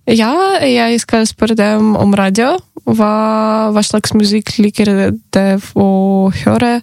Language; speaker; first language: Norwegian; non-native, learner; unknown